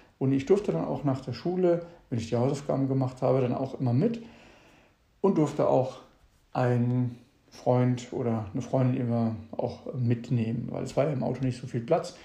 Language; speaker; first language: German; early bilingual, other home language; Italian